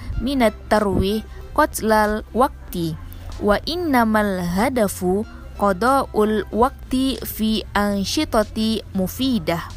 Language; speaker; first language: Arabic; non-native, learner; Indonesian